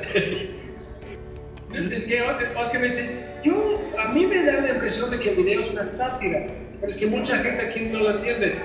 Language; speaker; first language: Spanish; non-native, fluent; English